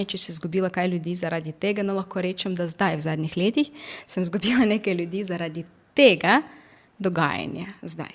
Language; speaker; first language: Slovenian; non-native, fluent; Russian